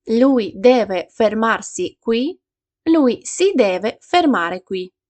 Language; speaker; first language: Italian; non-native, fluent; Ukrainian